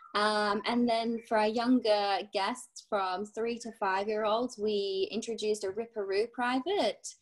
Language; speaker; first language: English; native; English